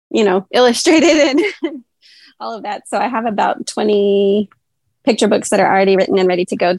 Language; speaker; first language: English; native; English